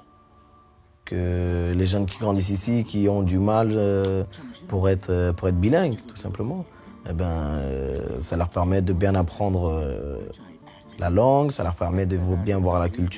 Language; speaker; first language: French; early bilingual, other home language; Turkish